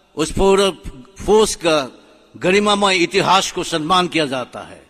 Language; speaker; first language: Hindi; non-native, local second language; Assamese